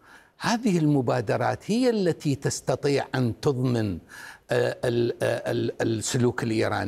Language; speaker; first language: Arabic; non-native, fluent; Persian